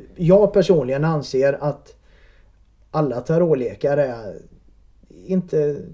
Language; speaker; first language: Swedish; native; Swedish